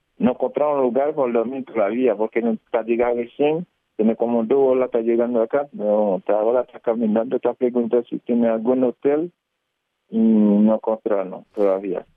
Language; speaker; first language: Spanish; non-native, learner; Haitian Creole